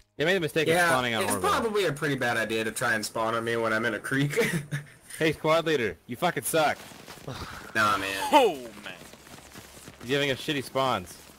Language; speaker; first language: English; native; English